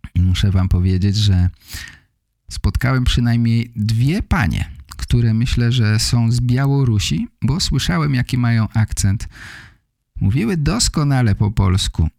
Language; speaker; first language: Polish; native; Polish